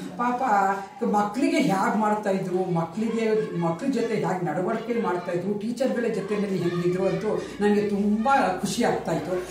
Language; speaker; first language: Kannada; non-native, local second language; Urdu